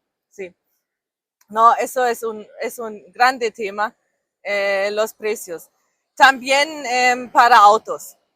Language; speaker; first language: Spanish; non-native, fluent; German